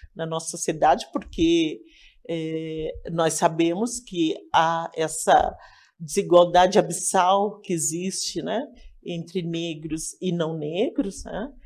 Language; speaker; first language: Portuguese; native; Portuguese